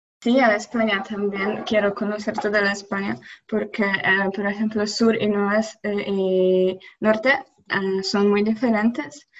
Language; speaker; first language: Spanish; non-native, learner; Polish